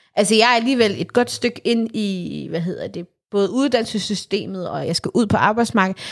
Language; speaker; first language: Danish; early bilingual, other home language; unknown